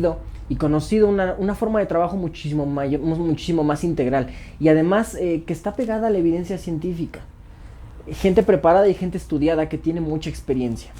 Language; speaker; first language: Spanish; native; Spanish